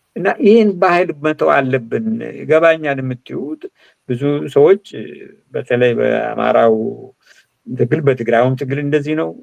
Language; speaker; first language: Amharic; non-native, local second language; Oromo